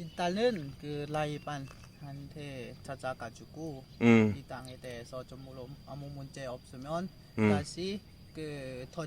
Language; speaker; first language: Korean; non-native, learner; Lao